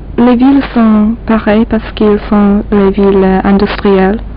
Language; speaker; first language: French; non-native, learner; Polish